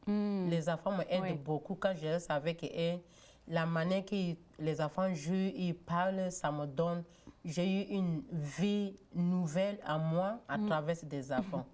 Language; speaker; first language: French; non-native, learner; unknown